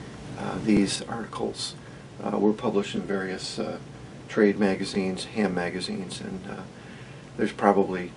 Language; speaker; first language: English; native; English